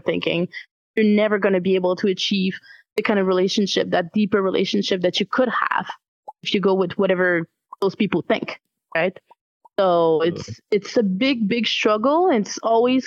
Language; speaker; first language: English; non-native, fluent; French